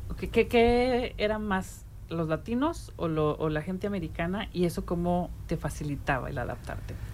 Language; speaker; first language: Spanish; native; Spanish